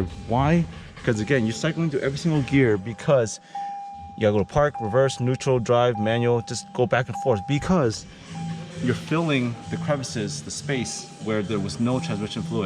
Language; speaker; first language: English; native; English